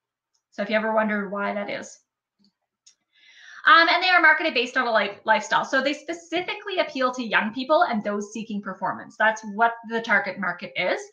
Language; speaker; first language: English; native; English